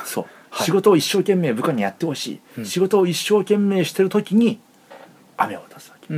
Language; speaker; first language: Japanese; native; Japanese